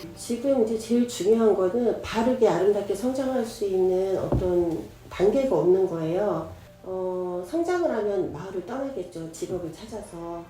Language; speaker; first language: Korean; native; Korean